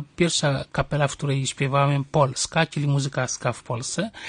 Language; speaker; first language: Polish; non-native, fluent; Wolof